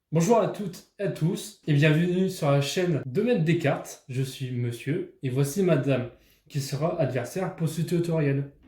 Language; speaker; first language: French; native; French